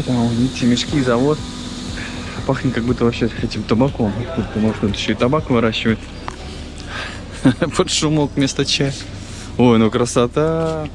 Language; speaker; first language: Russian; native; Russian